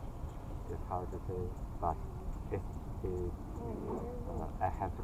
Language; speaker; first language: English; non-native, learner; Chinese